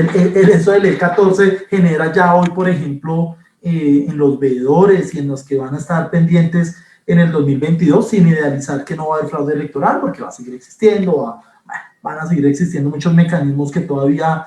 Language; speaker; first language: Spanish; native; Spanish